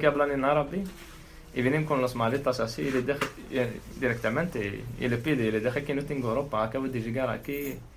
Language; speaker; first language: Spanish; non-native, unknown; Arabic